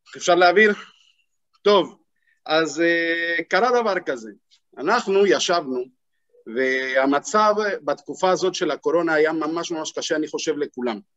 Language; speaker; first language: Hebrew; non-native, fluent; Spanish